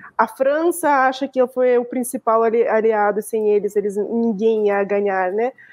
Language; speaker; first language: Portuguese; non-native, fluent; Russian